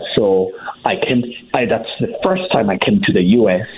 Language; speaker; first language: English; early bilingual, other home language; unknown